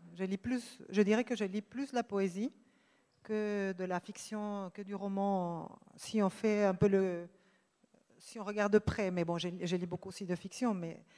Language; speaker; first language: French; non-native, fluent; Spanish